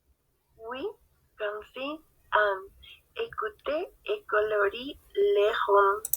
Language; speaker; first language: French; non-native, learner; Spanish